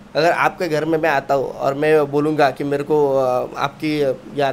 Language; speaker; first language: Hindi; non-native, local second language; Marathi